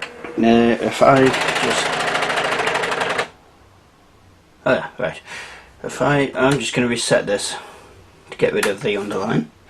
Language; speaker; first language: English; native; English